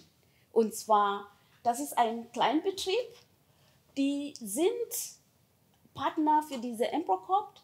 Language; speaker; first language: German; non-native, fluent; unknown